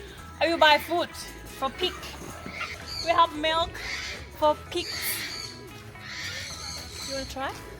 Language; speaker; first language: English; non-native, learner; Thai